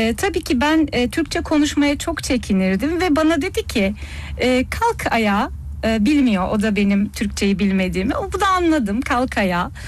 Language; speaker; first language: Turkish; early bilingual, heritage; Turkish